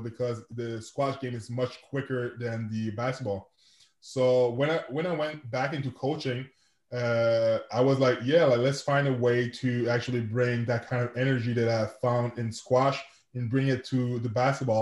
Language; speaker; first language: English; non-native, fluent; French